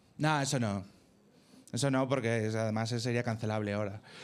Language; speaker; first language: Spanish; native; Spanish